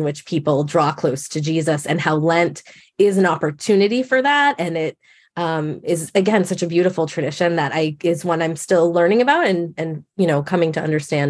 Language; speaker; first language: English; native; English